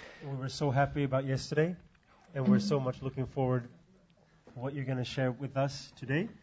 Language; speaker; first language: English; non-native, fluent; Swedish